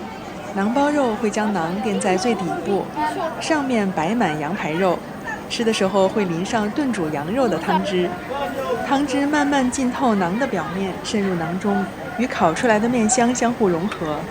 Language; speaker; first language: Chinese; native; Chinese